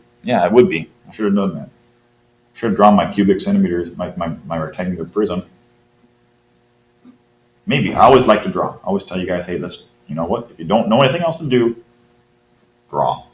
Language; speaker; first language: English; native; English